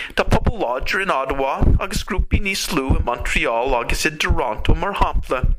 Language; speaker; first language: Irish; non-native, fluent; English